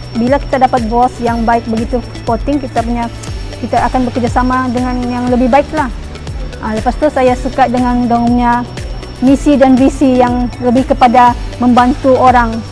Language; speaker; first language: Malay; native; Malay